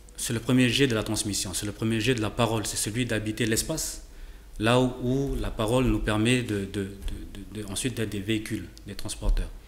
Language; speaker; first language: French; native; French